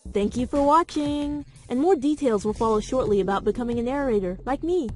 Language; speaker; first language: English; native; English